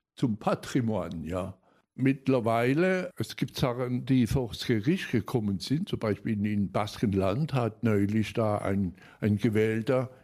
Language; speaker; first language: German; non-native, local second language; Swiss German